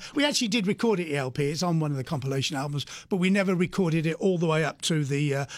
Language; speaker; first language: English; native; English